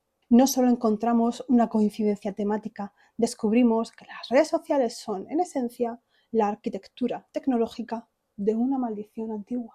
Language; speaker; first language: Spanish; native; Spanish